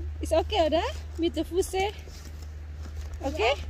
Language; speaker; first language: English; non-native, learner; Indonesian